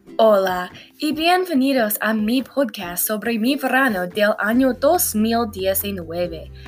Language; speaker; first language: Spanish; non-native, learner; English